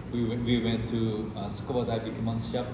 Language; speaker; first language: English; non-native, learner; Korean